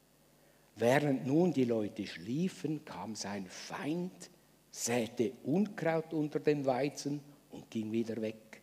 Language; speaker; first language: German; native; German